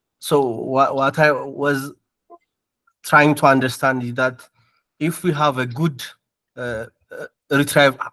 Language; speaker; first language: English; non-native, learner; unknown